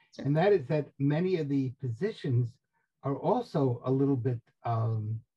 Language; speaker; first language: English; native; English